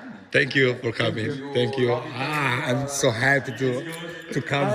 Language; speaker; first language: English; non-native, learner; Indonesian